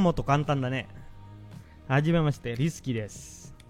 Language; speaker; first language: Japanese; non-native, fluent; Indonesian